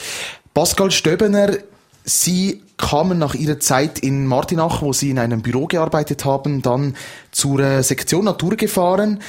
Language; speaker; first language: German; native; German